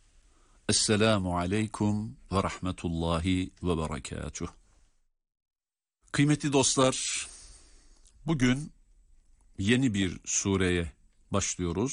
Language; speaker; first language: Turkish; native; Turkish